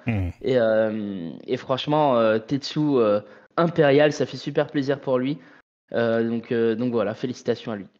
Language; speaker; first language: French; native; French